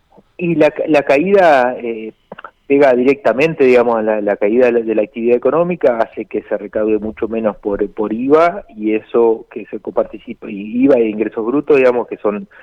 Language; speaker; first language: Spanish; native; Spanish